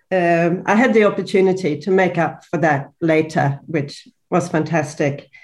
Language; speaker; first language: English; non-native, fluent; Swedish